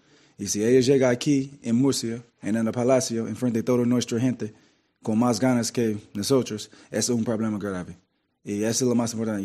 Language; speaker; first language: Spanish; non-native, learner; English